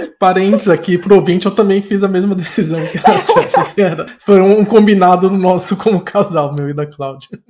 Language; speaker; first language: Portuguese; native; Portuguese